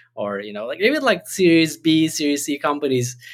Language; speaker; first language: English; non-native, fluent; Turkish